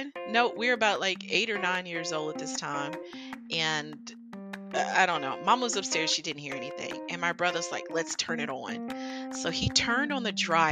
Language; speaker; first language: English; native; English